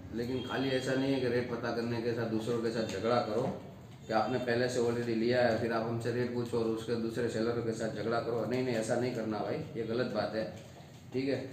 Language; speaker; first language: Hindi; non-native, local second language; Gujarati